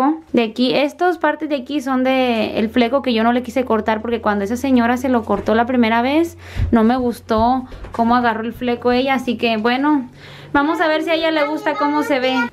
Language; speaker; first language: Spanish; native; Spanish